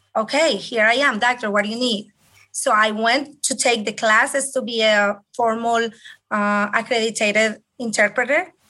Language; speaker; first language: English; non-native, fluent; Spanish